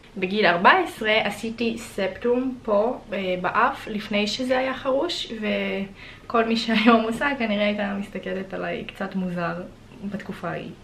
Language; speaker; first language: Hebrew; early bilingual, other home language; Russian